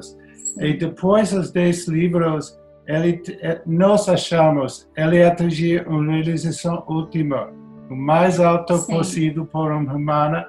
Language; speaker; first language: Portuguese; non-native, learner; English